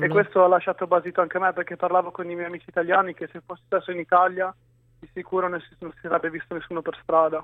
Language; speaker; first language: Italian; native; Italian